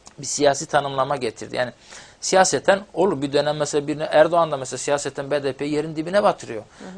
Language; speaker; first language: Turkish; non-native, local second language; Kurdish